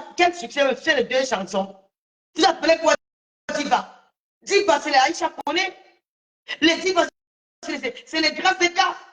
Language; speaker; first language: French; native; French